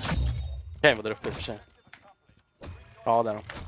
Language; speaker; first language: Swedish; native; Swedish